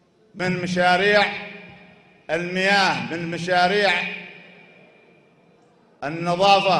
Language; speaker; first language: Arabic; native; Arabic